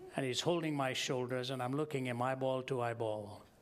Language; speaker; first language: English; non-native, local second language; Hindi